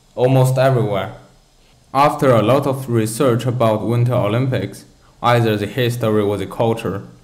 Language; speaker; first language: English; non-native, fluent; Chinese